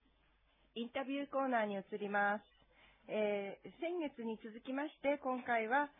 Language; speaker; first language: Japanese; native; Japanese